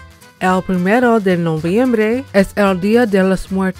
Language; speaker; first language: Spanish; non-native, learner; English